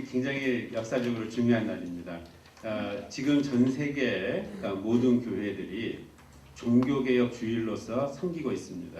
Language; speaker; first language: Korean; native; Korean